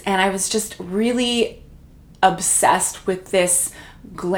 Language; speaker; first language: English; native; English